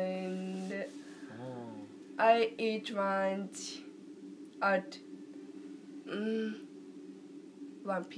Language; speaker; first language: English; non-native, learner; Japanese